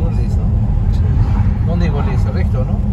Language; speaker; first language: Spanish; non-native, learner; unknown